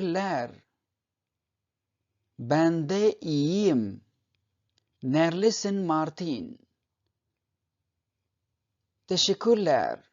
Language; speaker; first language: Turkish; non-native, fluent; Urdu